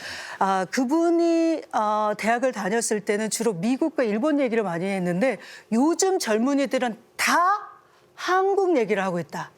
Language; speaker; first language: Korean; native; Korean